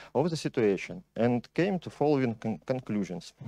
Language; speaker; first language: English; non-native, fluent; Ukrainian